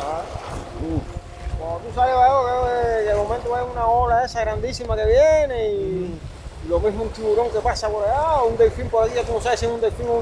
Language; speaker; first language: Spanish; native; Spanish